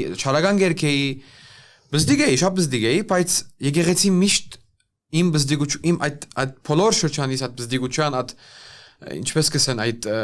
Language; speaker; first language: Armenian; early bilingual, heritage; Armenian